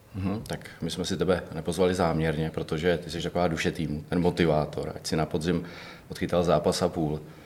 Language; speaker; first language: Czech; native; Czech